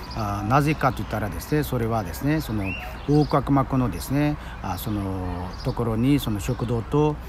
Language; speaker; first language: Japanese; non-native, fluent; Chinese